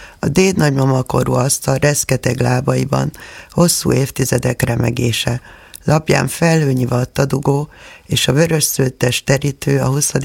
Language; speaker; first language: Hungarian; native; Hungarian